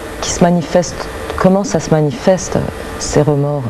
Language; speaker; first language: French; native; French